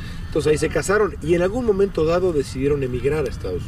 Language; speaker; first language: Spanish; native; Spanish